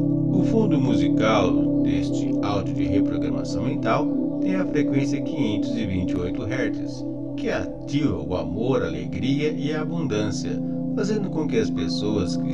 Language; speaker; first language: Portuguese; native; Portuguese